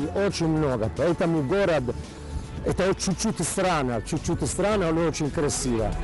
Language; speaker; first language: Russian; non-native, learner; Italian